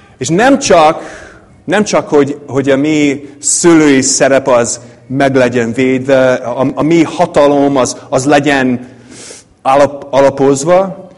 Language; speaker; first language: Hungarian; non-native, fluent; English